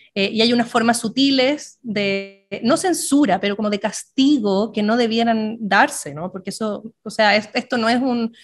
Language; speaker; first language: Spanish; native; Spanish